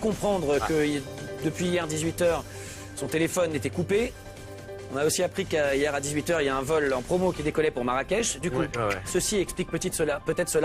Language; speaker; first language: French; native; French